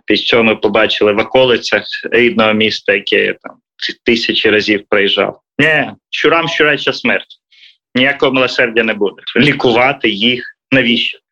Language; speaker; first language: Ukrainian; native; Ukrainian